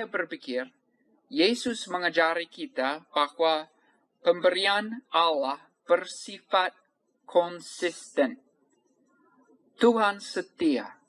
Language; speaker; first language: Indonesian; non-native, fluent; English